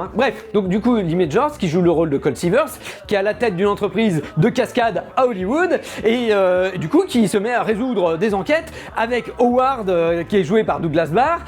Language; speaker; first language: French; native; French